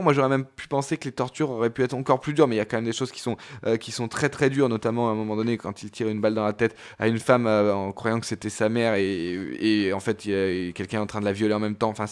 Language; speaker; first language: French; native; French